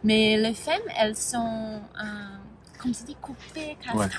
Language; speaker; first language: French; non-native, learner; Spanish